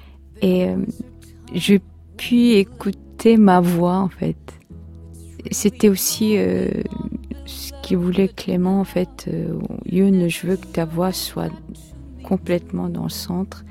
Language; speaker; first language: French; non-native, fluent; Korean